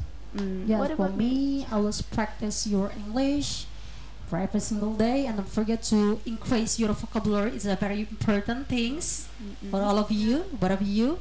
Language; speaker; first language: English; non-native, local second language; Indonesian